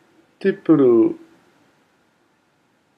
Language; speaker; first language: Japanese; non-native, learner; English